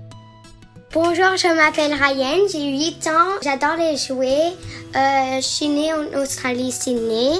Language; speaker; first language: French; early bilingual, heritage; French